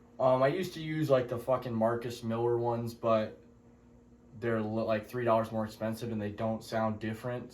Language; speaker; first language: English; native; English